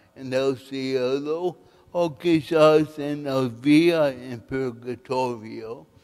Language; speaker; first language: Spanish; non-native, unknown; English